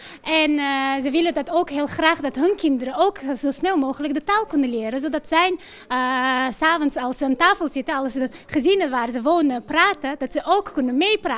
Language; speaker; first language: Dutch; non-native, local second language; Ukrainian